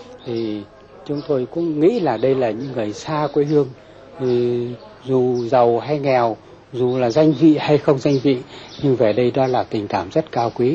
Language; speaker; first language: Vietnamese; native; Vietnamese